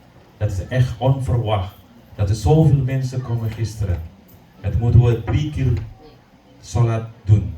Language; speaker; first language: Dutch; non-native, learner; Indonesian